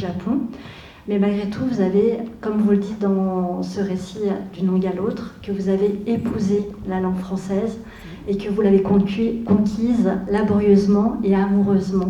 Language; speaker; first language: French; native; French